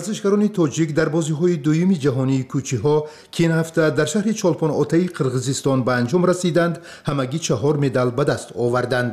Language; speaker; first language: Persian; native; Persian